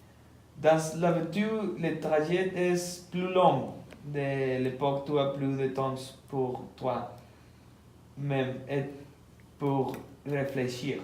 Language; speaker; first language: French; non-native, learner; Spanish